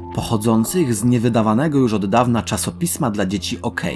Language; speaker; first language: Polish; native; Polish